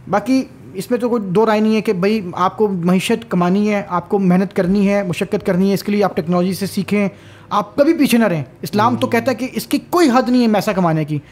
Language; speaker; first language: Urdu; native; Urdu